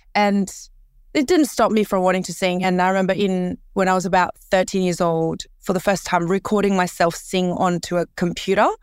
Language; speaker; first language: English; early bilingual, other home language; Korean